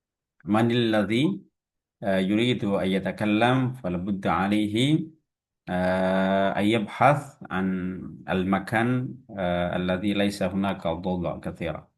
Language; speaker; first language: Arabic; non-native, fluent; Indonesian